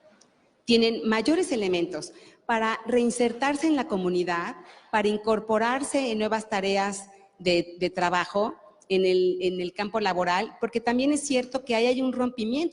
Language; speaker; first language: Spanish; native; Spanish